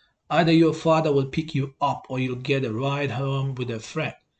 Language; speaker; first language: English; non-native, fluent; Azerbaijani